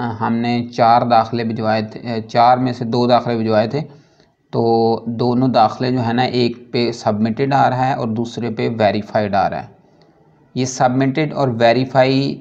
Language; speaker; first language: Urdu; non-native, local second language; Punjabi